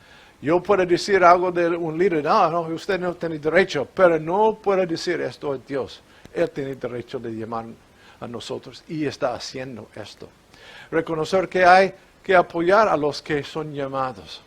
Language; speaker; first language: Spanish; non-native, fluent; English